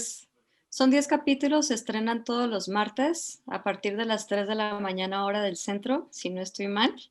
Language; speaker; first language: Spanish; native; Spanish